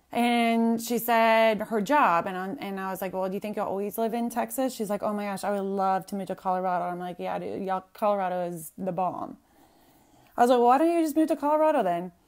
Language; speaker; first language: English; native; English